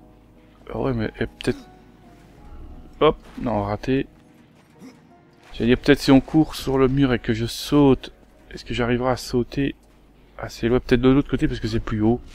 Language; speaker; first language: French; native; French